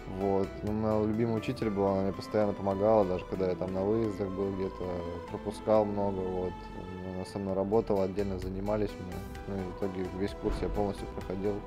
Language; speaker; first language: Russian; native; Russian